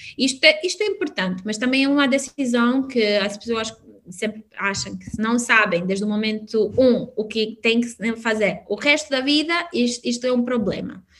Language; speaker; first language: Portuguese; non-native, fluent; Albanian